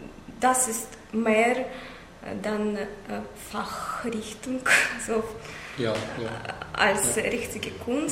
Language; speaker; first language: German; non-native, learner; Russian